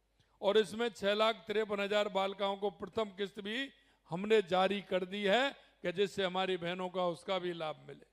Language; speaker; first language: Hindi; native; Hindi